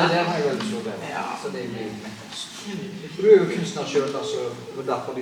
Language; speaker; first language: Norwegian; native; Norwegian